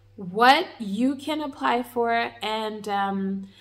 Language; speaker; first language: English; native; English